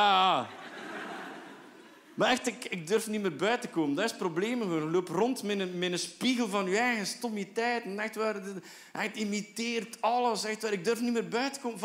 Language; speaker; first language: Dutch; native; Dutch